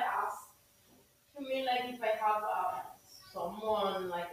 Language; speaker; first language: English; non-native, learner; Spanish